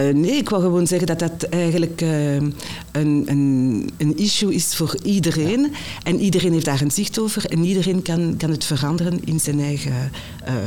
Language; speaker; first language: Dutch; non-native, local second language; French